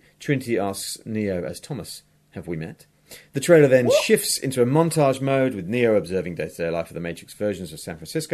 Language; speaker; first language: English; native; English